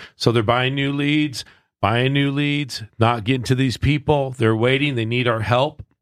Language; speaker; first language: English; native; English